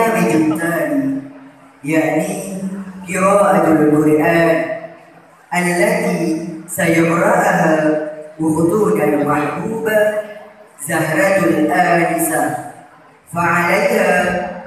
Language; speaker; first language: Arabic; non-native, learner; Madurese